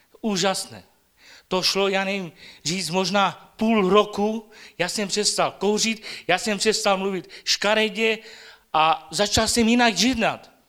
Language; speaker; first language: Czech; non-native, local second language; Romany